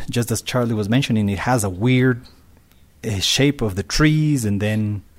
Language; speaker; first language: English; non-native, fluent; Spanish